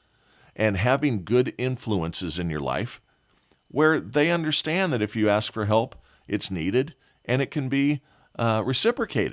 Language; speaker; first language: English; native; English